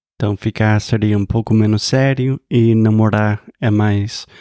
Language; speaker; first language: Portuguese; non-native, fluent; English